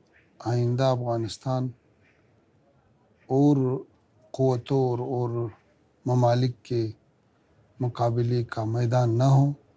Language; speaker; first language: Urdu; non-native, fluent; Pashto